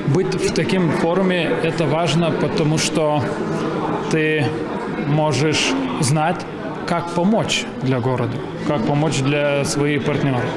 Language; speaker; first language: Russian; non-native, fluent; Lithuanian